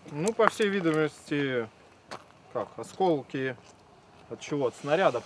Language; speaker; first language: Russian; native; Russian